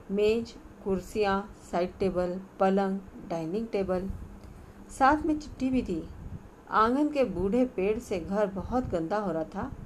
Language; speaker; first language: Hindi; non-native, local second language; Marathi